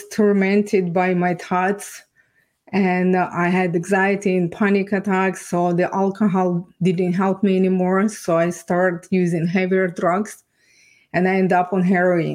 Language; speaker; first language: English; non-native, fluent; Ukrainian